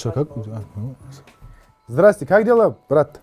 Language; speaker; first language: Russian; non-native, learner; Kazakh